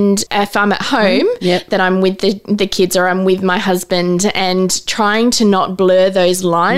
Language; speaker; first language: English; native; English